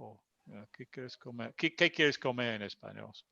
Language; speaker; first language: Spanish; non-native, fluent; English